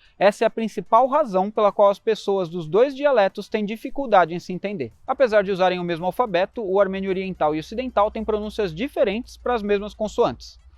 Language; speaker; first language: Portuguese; native; Portuguese